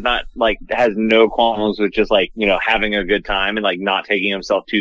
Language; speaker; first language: English; native; English